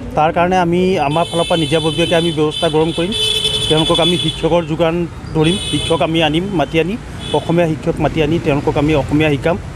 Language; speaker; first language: Assamese; non-native, local second language; Marwari